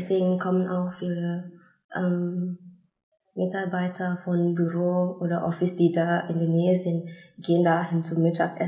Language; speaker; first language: German; non-native, fluent; Indonesian